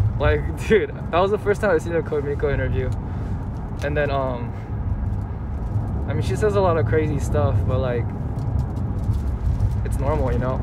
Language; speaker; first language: English; early bilingual, other home language; Korean